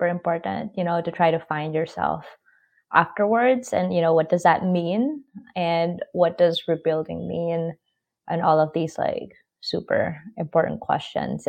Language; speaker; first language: English; non-native, local second language; Filipino